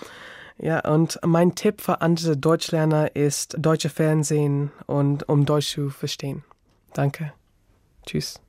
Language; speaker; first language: German; early bilingual, other home language; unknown